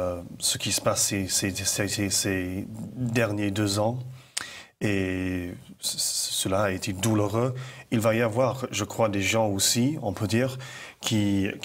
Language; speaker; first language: French; non-native, fluent; English